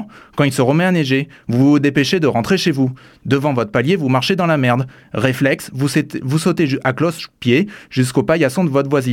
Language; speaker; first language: French; native; French